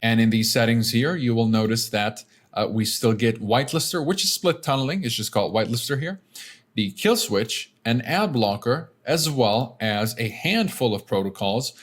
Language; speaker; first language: English; native; English